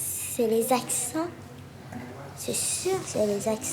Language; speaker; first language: French; early bilingual, other home language; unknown